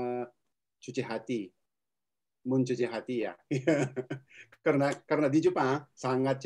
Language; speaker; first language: Indonesian; non-native, fluent; Japanese